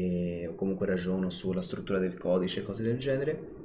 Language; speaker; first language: Italian; native; Italian